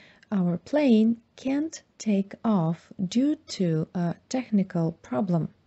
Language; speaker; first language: English; non-native, fluent; Bulgarian